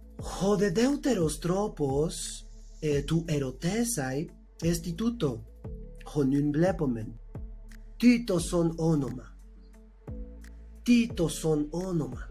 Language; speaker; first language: Greek; non-native, fluent; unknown